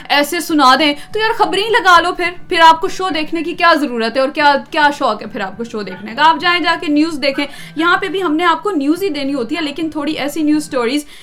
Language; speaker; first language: Urdu; native; Urdu